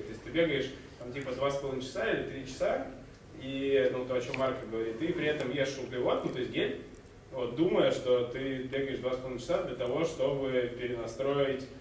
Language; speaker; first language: Russian; native; Russian